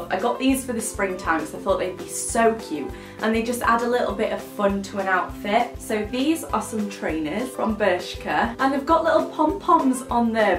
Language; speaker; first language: English; native; English